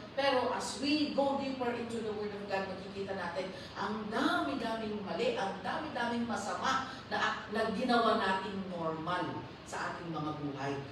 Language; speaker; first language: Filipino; non-native, local second language; Iloko